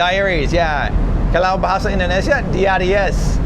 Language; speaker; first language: Indonesian; non-native, fluent; English